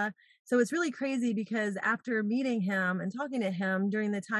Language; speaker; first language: English; native; English